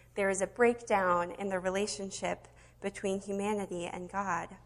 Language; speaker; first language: English; native; English